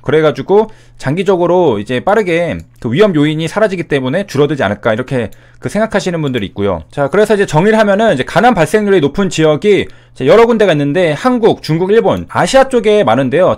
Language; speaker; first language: Korean; native; Korean